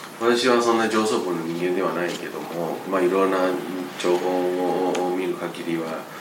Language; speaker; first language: Japanese; non-native, fluent; Chinese